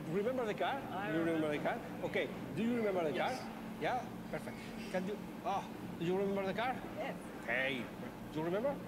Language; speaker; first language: English; non-native, fluent; Spanish